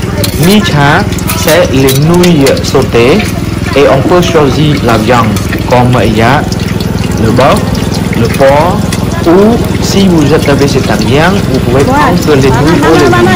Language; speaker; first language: French; non-native, fluent; Khmer